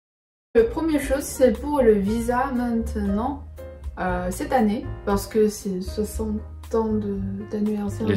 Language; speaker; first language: French; non-native, fluent; Chinese